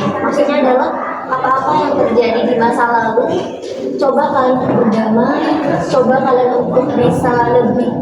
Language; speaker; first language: Indonesian; native; Indonesian